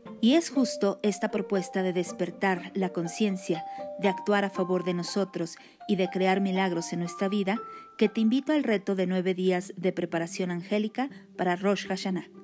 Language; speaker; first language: Spanish; native; Spanish